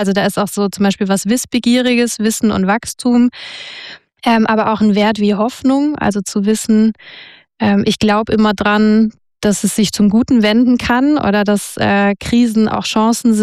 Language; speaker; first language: German; native; German